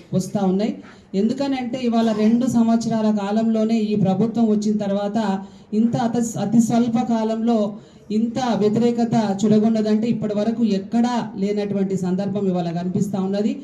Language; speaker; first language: Telugu; native; Telugu